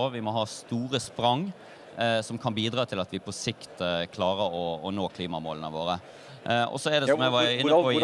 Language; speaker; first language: Norwegian; native; Norwegian